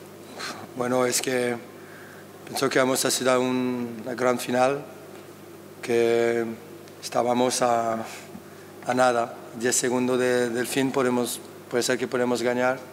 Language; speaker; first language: Spanish; non-native, learner; French